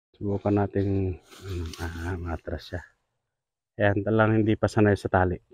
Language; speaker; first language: Filipino; native; Filipino